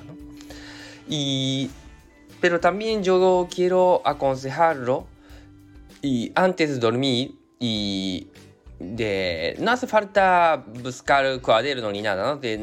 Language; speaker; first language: Spanish; non-native, learner; Japanese